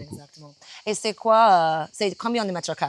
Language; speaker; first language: French; non-native, fluent; English